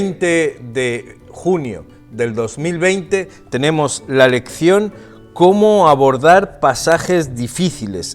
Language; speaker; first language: Spanish; native; Spanish